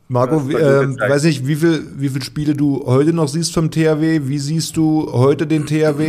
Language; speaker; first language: German; native; German